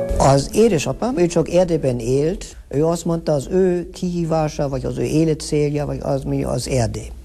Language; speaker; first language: Hungarian; early bilingual, heritage; Hungarian